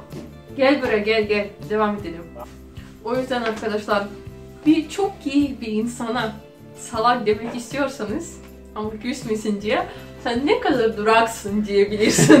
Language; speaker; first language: Turkish; non-native, fluent; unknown